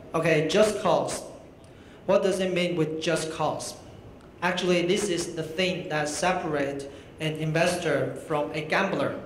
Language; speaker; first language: English; non-native, fluent; Chinese